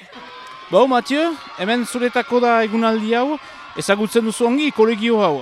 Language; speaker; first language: Basque; native; Basque